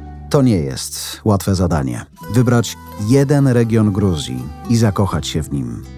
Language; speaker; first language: Polish; native; Polish